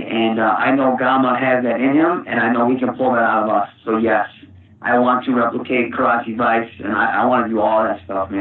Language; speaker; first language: English; native; English